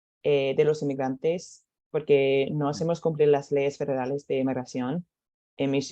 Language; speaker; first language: Spanish; non-native, learner; English